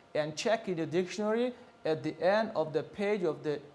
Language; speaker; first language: English; non-native, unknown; Tajik